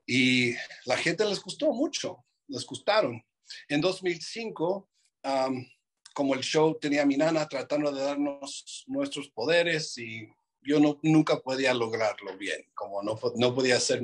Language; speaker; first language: Spanish; non-native, fluent; English